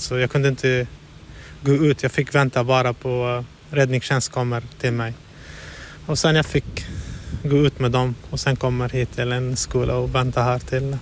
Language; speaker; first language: Swedish; non-native, fluent; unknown